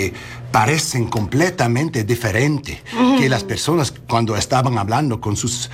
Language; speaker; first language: Spanish; non-native, learner; English